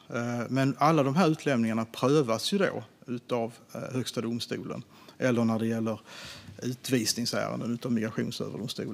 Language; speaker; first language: Swedish; native; Swedish